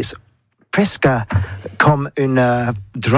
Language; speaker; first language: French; non-native, learner; English